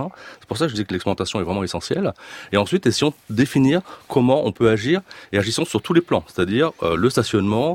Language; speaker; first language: French; native; French